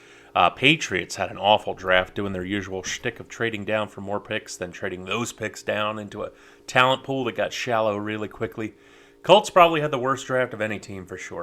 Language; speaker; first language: English; native; English